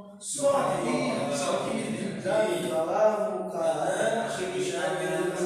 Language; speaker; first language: Arabic; non-native, fluent; Indonesian